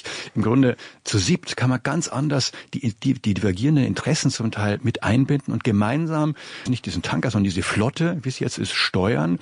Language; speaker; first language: German; native; German